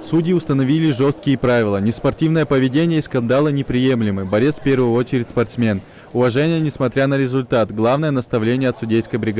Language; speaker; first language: Russian; native; Russian